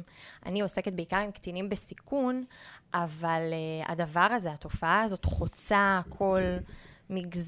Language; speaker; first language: Hebrew; native; Hebrew